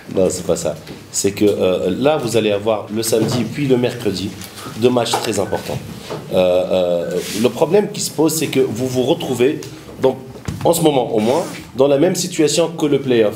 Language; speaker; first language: French; non-native, local second language; Arabic